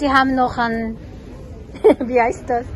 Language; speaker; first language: German; non-native, learner; Filipino